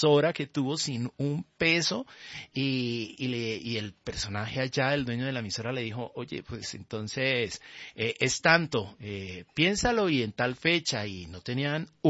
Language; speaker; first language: Spanish; native; Spanish